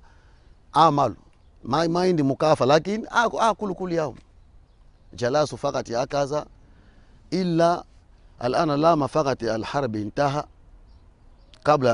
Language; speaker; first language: Arabic; non-native, learner; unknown